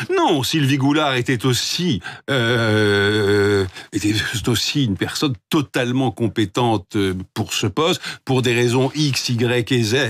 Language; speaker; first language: French; native; French